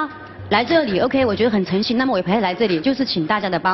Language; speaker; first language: Chinese; native; Chinese